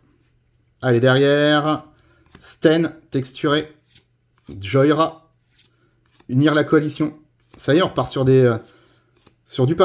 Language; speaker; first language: French; native; French